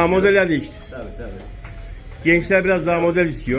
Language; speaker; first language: Turkish; native; Turkish